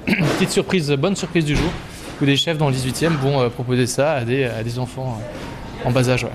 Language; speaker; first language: French; native; French